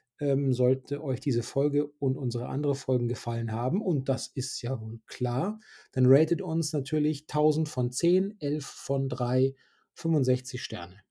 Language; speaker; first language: German; native; German